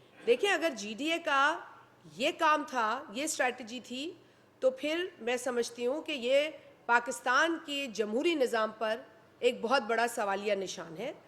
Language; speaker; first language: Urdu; non-native, local second language; Sindhi